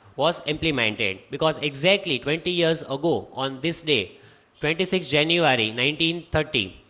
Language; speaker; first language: English; non-native, local second language; Hindi